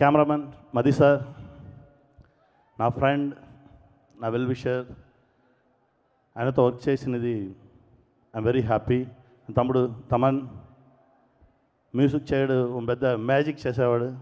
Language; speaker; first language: Telugu; non-native, learner; Tamil